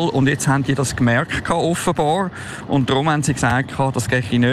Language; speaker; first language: German; native; German